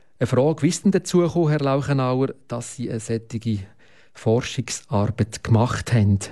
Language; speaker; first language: German; native; German